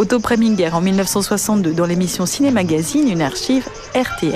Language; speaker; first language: French; native; French